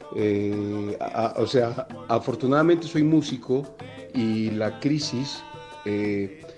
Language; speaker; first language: Spanish; native; Spanish